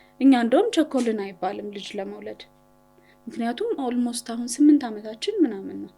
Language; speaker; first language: Amharic; native; Amharic